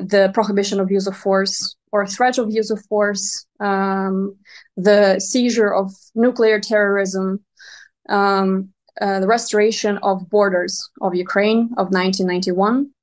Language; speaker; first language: English; non-native, fluent; Ukrainian